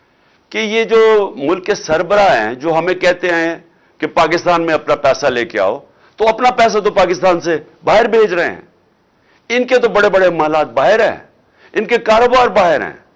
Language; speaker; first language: Urdu; native; Urdu